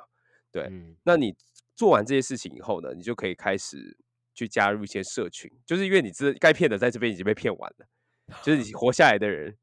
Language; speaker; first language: Chinese; native; Chinese